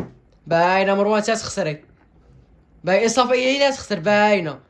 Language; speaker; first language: Arabic; native; Arabic